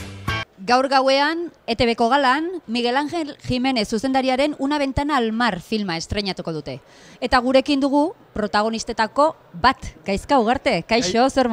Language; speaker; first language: Basque; native; Basque